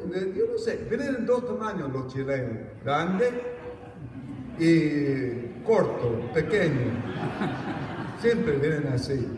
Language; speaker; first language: Spanish; non-native, fluent; English